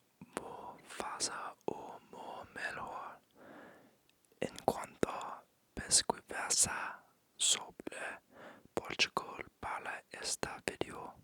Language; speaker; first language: Portuguese; non-native, learner; English